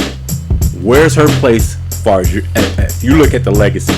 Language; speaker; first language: English; native; English